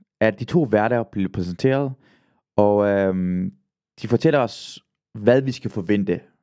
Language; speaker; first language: Danish; early bilingual, other home language; Persian